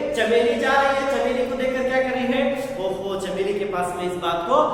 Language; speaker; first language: Hindi; non-native, local second language; Kannada